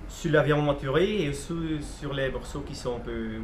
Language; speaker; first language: French; non-native, local second language; Dutch